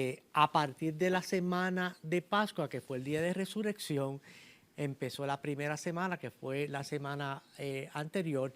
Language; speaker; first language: Spanish; native; Spanish